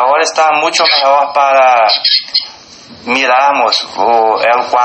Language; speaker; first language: Spanish; non-native, learner; Portuguese